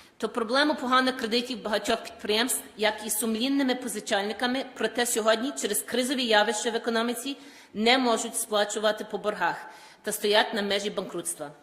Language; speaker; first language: Ukrainian; early bilingual, heritage; Ukrainian